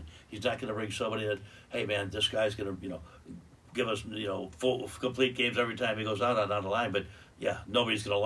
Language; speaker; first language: English; native; English